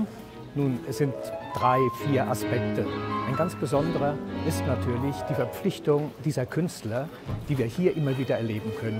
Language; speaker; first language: German; native; German